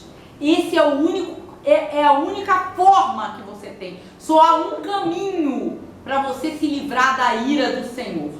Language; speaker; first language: Portuguese; native; Portuguese